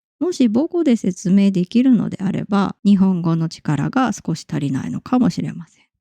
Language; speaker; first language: Japanese; native; Japanese